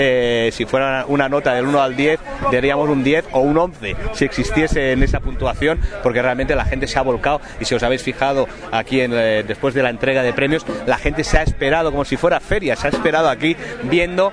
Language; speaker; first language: Spanish; native; Spanish